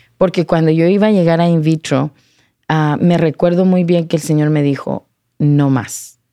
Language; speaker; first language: Spanish; early bilingual, heritage; Spanish